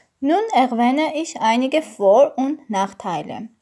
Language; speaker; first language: German; non-native, learner; Armenian